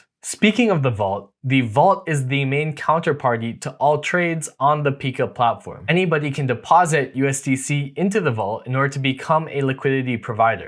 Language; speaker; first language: English; native; English